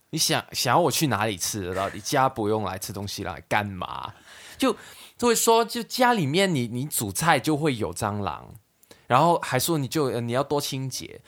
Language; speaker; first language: Chinese; non-native, local second language; Cantonese